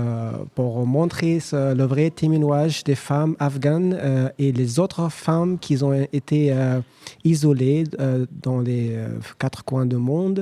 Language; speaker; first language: French; non-native, learner; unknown